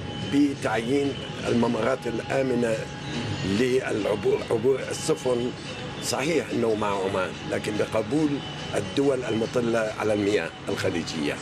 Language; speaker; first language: Arabic; non-native, fluent; Persian